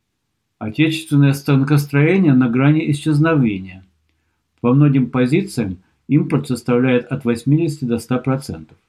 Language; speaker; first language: Russian; native; Russian